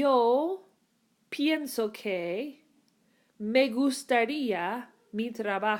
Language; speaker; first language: Spanish; non-native, learner; English